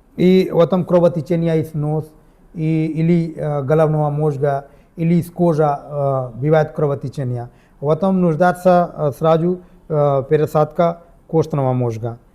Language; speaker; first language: Russian; non-native, learner; Hindi